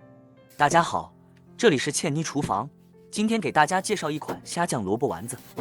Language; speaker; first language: Chinese; native; Chinese